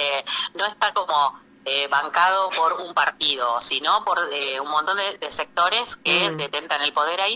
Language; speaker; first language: Spanish; native; Spanish